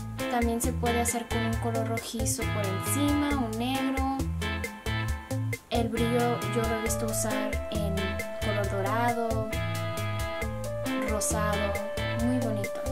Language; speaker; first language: Spanish; early bilingual, heritage; Spanish